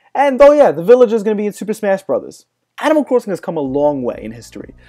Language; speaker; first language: English; native; English